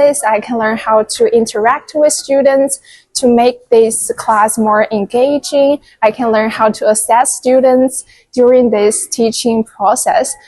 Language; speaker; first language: English; non-native, fluent; Chinese